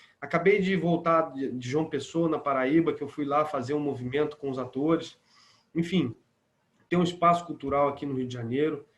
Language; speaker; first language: Portuguese; native; Portuguese